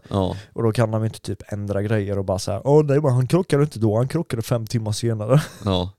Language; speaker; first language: Swedish; early bilingual, other home language; German